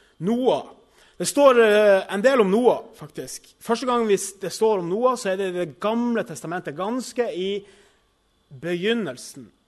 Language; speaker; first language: Norwegian; native; Norwegian